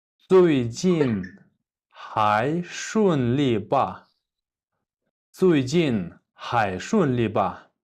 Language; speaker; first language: Chinese; non-native, fluent; Kyrgyz